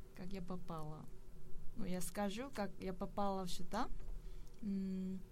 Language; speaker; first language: Russian; non-native, learner; Korean